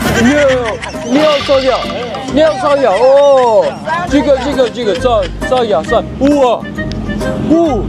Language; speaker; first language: Chinese; non-native, learner; Thai